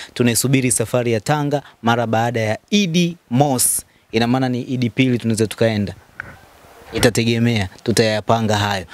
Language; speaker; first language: Swahili; native; Swahili